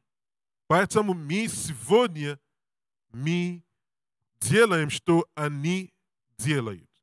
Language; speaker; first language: Russian; non-native, learner; English